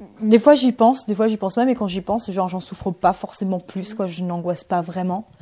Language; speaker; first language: French; early bilingual, other home language; Bulgarian